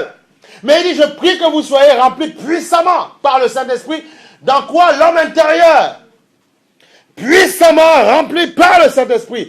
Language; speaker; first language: French; native; French